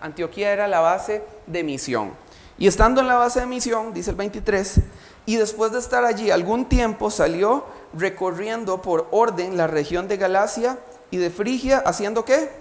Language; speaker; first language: Spanish; native; Spanish